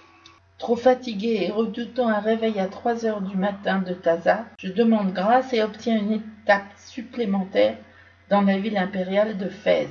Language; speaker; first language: French; native; French